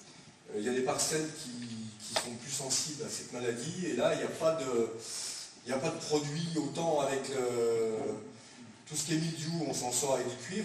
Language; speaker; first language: French; native; French